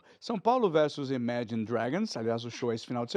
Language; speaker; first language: Portuguese; native; Portuguese